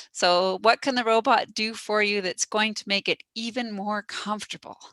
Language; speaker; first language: English; native; English